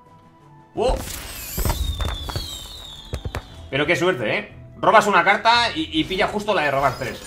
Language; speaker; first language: Spanish; native; Spanish